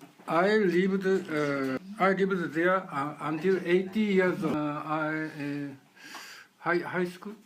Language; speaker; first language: English; non-native, learner; Japanese